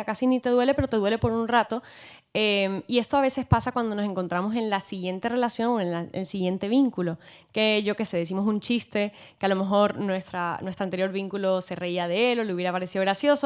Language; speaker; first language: Spanish; native; Spanish